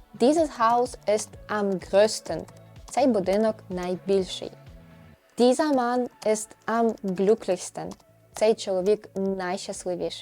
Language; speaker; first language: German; non-native, fluent; Ukrainian